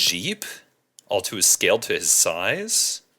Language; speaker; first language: English; native; English